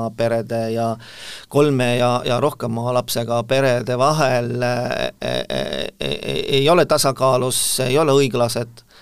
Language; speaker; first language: Estonian; non-native, local second language; Russian